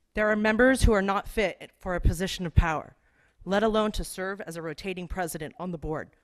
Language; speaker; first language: English; native; English